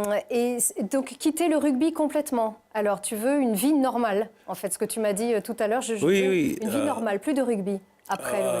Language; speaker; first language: French; native; French